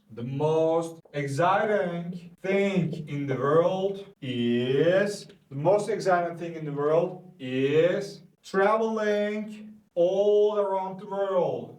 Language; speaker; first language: English; non-native, fluent; Turkish